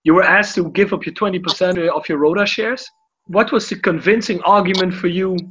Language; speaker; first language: English; non-native, fluent; Dutch